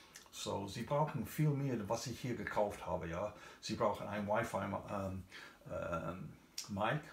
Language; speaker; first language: German; non-native, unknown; English